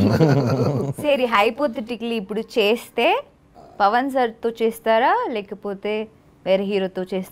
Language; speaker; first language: Telugu; native; Telugu